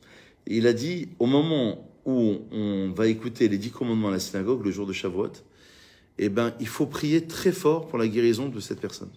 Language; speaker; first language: French; native; French